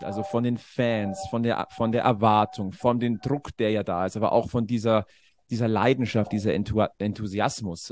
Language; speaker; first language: German; native; German